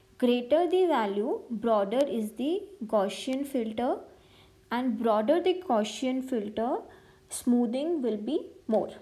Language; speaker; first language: English; non-native, local second language; Hindi